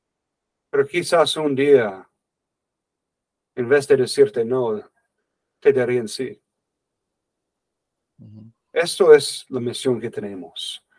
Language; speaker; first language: Spanish; non-native, fluent; English